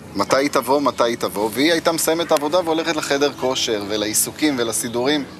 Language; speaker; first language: Hebrew; native; Hebrew